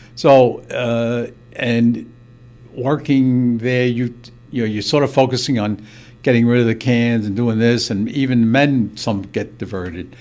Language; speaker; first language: English; native; English